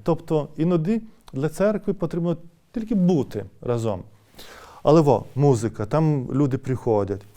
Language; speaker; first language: Ukrainian; non-native, fluent; Lithuanian